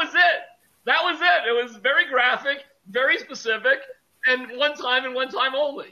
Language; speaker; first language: English; native; English